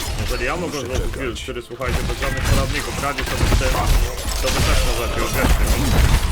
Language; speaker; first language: Polish; native; Polish